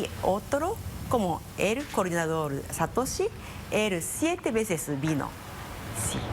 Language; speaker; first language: Spanish; non-native, fluent; Japanese